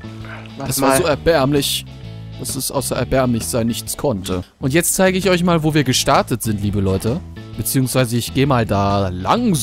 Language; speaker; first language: German; native; German